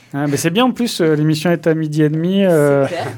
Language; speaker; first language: French; native; French